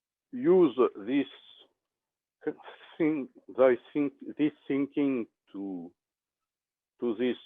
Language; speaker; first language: English; non-native, learner; French